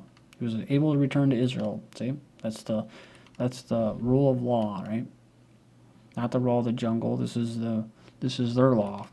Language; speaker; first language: English; native; English